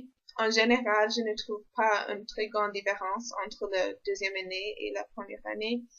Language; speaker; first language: French; non-native, local second language; English